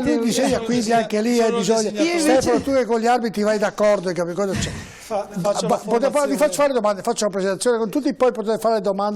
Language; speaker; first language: Italian; native; Italian